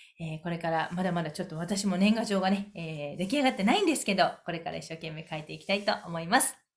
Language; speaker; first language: Japanese; native; Japanese